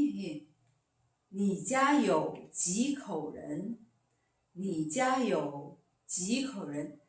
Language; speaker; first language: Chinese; non-native, fluent; Korean